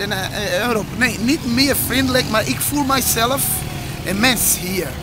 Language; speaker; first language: Dutch; non-native, learner; Portuguese